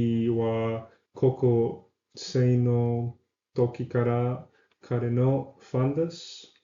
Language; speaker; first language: Japanese; non-native, learner; English